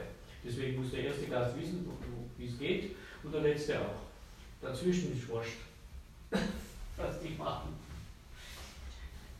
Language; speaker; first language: German; native; German